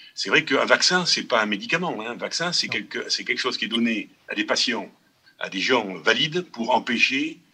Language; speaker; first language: French; native; French